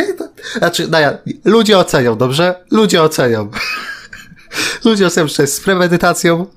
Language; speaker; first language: Polish; native; Polish